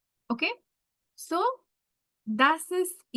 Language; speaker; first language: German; non-native, fluent; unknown